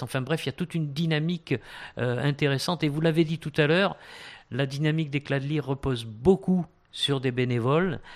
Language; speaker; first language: French; native; French